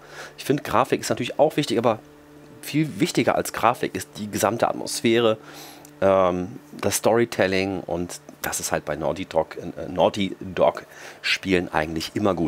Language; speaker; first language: German; native; German